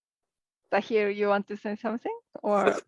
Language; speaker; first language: English; non-native, learner; Japanese